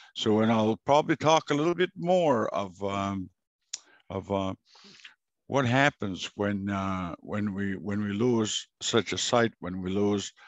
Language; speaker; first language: English; non-native, fluent; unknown